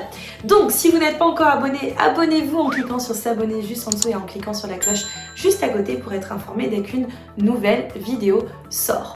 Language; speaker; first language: French; native; French